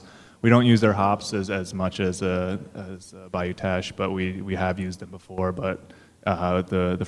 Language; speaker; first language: English; native; English